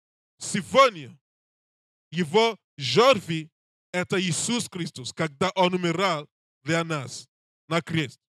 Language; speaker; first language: Russian; non-native, learner; English